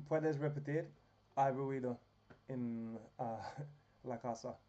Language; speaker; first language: Spanish; non-native, learner; English